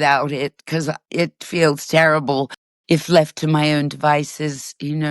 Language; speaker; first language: English; native; English